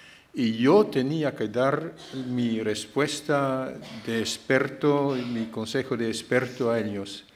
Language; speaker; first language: Spanish; non-native, fluent; Dutch